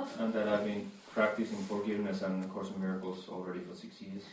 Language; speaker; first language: English; non-native, fluent; Finnish